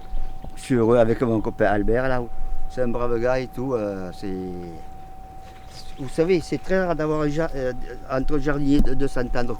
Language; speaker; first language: French; native; French